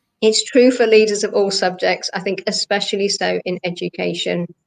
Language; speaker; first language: English; native; English